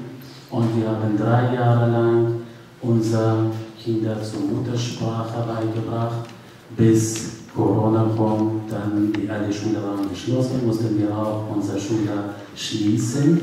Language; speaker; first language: German; non-native, learner; Kurdish